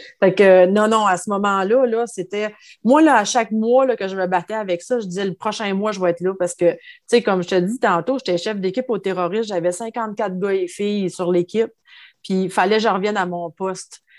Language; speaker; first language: French; native; French